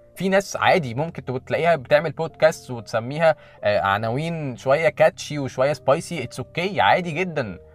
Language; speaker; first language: Arabic; native; Arabic